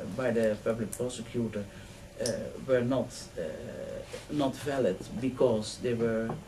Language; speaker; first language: English; non-native, fluent; Dutch